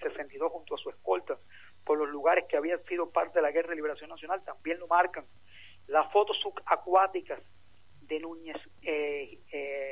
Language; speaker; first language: Spanish; native; Spanish